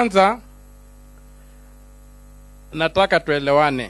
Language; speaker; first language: Swahili; non-native, local second language; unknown